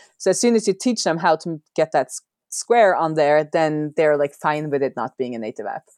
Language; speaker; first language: English; non-native, fluent; Norwegian